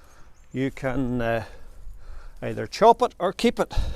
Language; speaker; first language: English; native; English